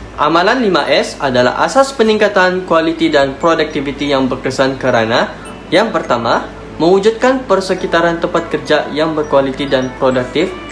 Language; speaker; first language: Malay; non-native, local second language; Chinese